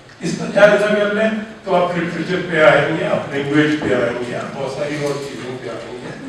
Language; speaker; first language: Urdu; non-native, local second language; Baluchi